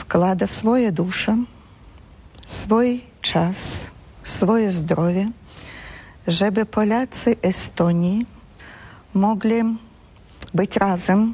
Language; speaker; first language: Polish; early bilingual, heritage; Polish